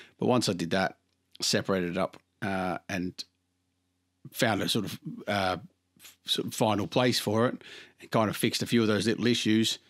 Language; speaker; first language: English; native; English